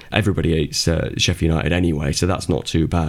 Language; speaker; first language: English; native; English